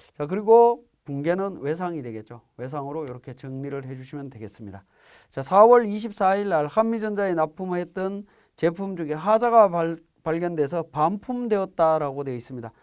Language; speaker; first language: Korean; native; Korean